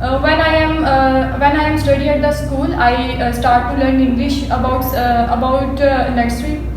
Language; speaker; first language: English; non-native, local second language; Urdu